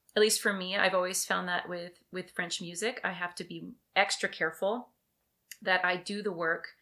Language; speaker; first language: English; early bilingual, other home language; French